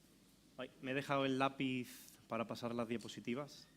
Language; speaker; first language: Spanish; native; Spanish